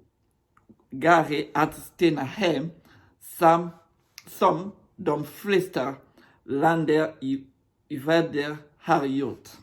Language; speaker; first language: Swedish; non-native, learner; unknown